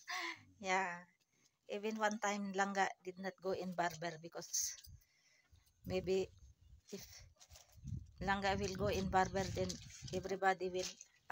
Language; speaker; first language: English; non-native, learner; Filipino